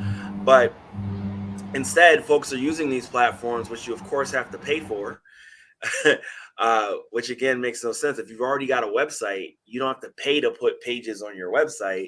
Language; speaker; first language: English; native; English